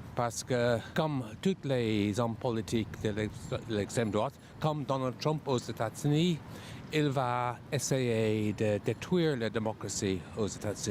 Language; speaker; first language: French; non-native, fluent; English